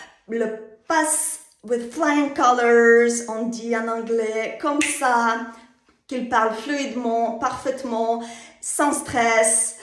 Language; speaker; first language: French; non-native, fluent; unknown